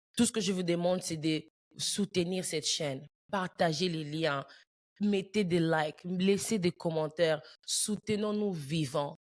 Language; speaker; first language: French; early bilingual, heritage; French